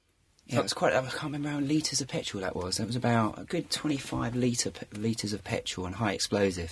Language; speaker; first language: English; native; English